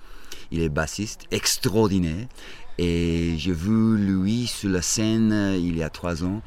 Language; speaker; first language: French; non-native, fluent; English